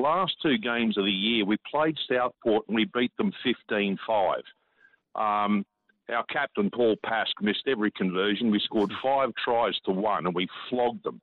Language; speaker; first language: English; native; English